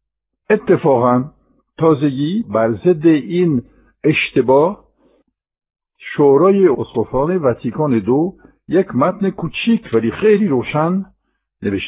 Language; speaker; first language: Persian; non-native, fluent; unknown